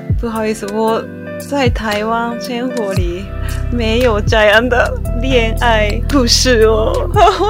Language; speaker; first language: Chinese; non-native, learner; Japanese